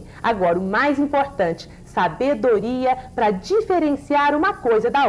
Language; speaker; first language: Portuguese; native; Portuguese